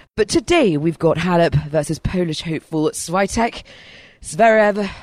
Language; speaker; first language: English; native; English